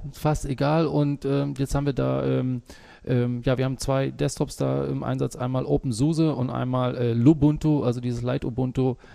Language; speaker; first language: German; native; German